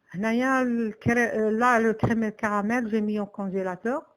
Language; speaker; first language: French; non-native, local second language; Arabic